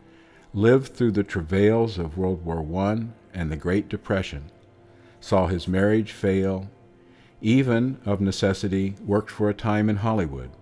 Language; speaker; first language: English; native; English